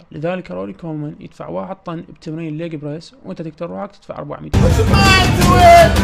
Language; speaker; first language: Arabic; native; Arabic